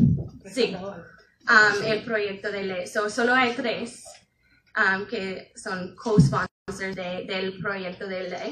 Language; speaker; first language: Spanish; non-native, fluent; English